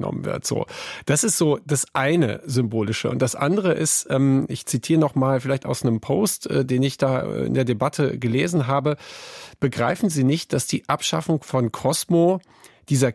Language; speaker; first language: German; native; German